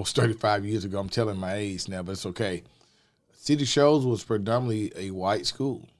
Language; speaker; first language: English; native; English